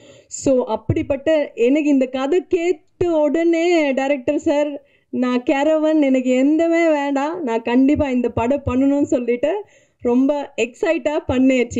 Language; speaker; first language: Tamil; non-native, learner; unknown